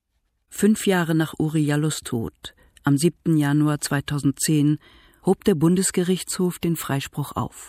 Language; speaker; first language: German; native; German